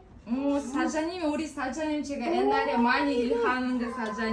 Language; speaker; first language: Korean; non-native, learner; Kazakh